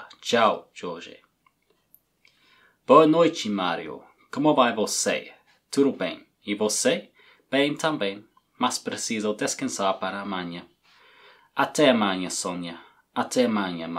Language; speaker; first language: Portuguese; non-native, learner; English